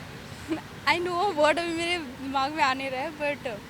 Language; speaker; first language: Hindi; native; Hindi